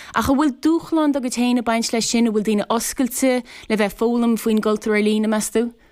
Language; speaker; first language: Irish; native; Irish